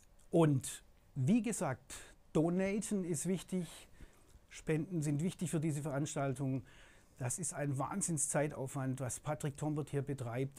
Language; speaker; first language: German; native; German